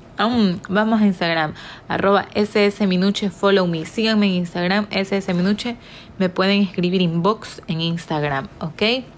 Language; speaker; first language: Spanish; native; Spanish